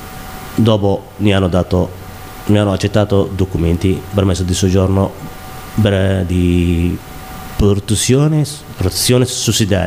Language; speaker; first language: Italian; non-native, learner; Somali